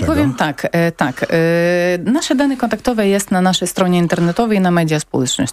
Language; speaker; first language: Polish; non-native, learner; Ukrainian